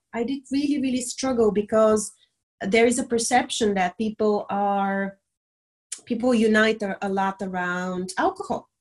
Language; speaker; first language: English; non-native, fluent; Bulgarian